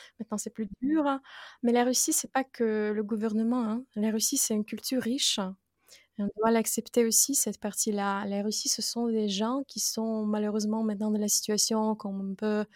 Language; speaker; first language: French; non-native, fluent; Russian